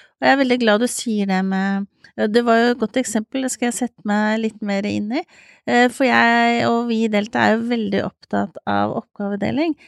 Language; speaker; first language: Norwegian; native; Norwegian